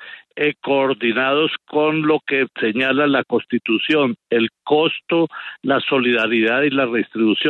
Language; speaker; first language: Spanish; native; Spanish